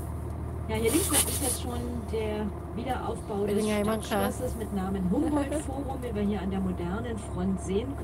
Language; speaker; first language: German; native; German